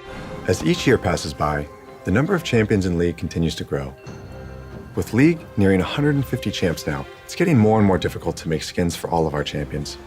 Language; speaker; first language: English; native; English